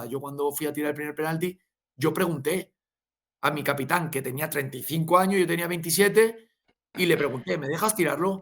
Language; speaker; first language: Spanish; native; Spanish